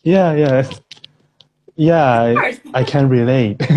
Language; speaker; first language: English; non-native, fluent; Thai